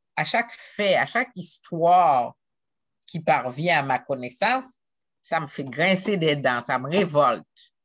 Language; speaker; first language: French; non-native, local second language; Haitian Creole